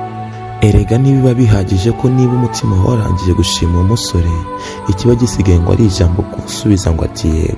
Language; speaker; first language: Kinyarwanda; native; Kinyarwanda